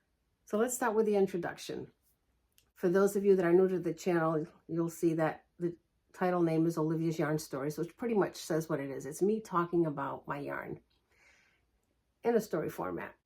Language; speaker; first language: English; early bilingual, other home language; Portuguese